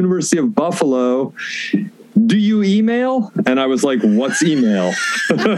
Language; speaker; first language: English; native; English